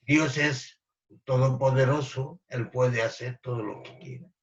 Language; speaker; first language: Spanish; non-native, fluent; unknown